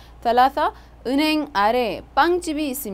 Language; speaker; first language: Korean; non-native, fluent; Arabic